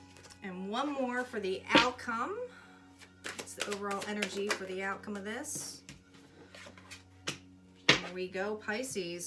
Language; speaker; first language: English; native; English